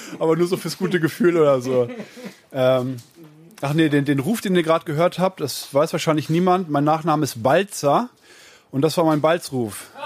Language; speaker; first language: German; native; German